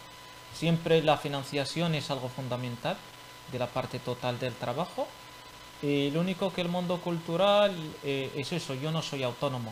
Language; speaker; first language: Spanish; non-native, fluent; Arabic